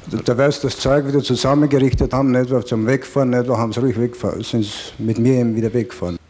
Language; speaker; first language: German; native; German